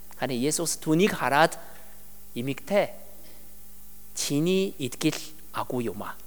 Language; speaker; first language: Mongolian; non-native, learner; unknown